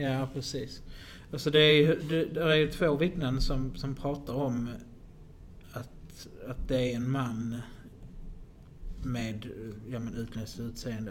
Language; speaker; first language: Swedish; native; Swedish